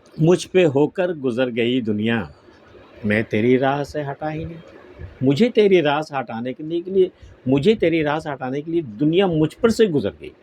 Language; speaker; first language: Urdu; native; Urdu